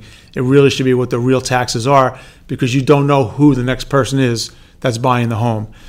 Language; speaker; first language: English; native; English